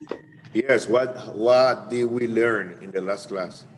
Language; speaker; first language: English; non-native, fluent; Spanish